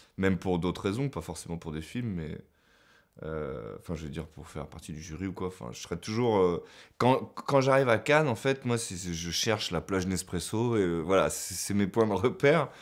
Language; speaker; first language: French; native; French